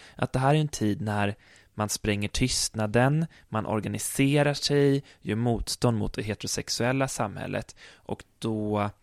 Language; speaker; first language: Swedish; native; Swedish